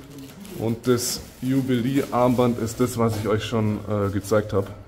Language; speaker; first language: German; native; German